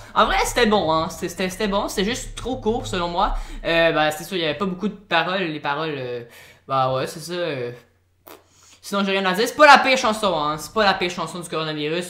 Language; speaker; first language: French; native; French